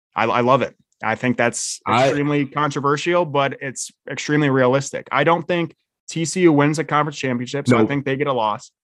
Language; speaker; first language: English; native; English